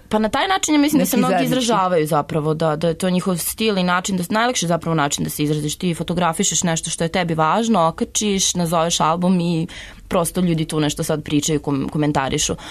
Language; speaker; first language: Serbian; native; Serbian